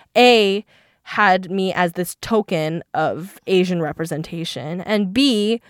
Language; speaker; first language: English; early bilingual, other home language; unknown